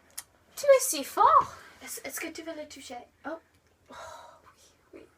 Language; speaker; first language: French; non-native, learner; English